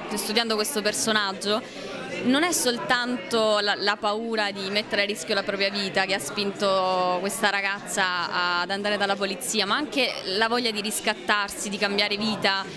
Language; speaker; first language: Italian; native; Italian